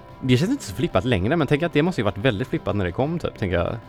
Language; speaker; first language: Swedish; native; Swedish